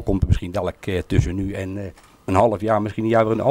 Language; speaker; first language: Dutch; native; Dutch